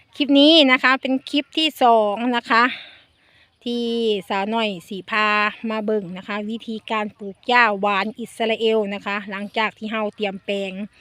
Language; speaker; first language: Thai; native; Thai